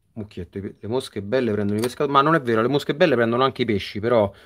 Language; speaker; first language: Italian; native; Italian